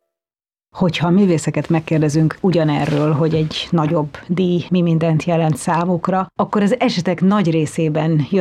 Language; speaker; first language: Hungarian; native; Hungarian